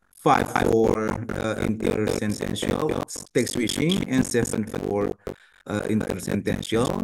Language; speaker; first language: English; non-native, learner; Indonesian